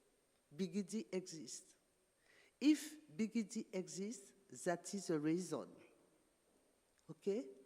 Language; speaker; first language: English; non-native, learner; French